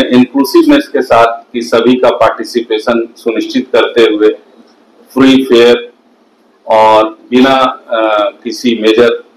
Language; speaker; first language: Hindi; native; Hindi